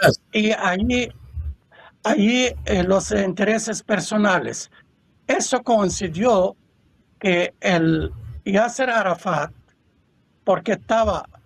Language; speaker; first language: Spanish; non-native, fluent; Arabic